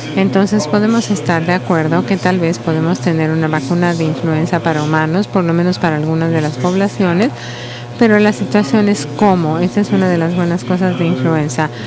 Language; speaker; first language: Spanish; non-native, learner; English